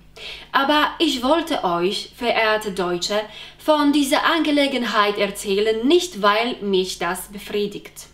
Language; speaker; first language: German; non-native, fluent; Polish